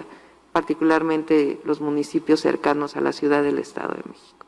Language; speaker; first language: Spanish; native; Spanish